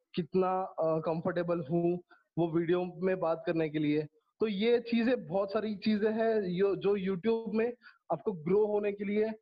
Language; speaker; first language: Hindi; non-native, local second language; Marathi